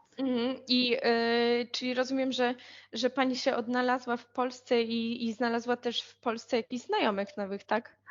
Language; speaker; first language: Polish; native; Polish